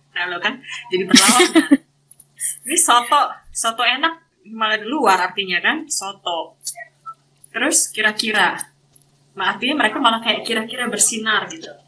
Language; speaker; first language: Indonesian; native; Indonesian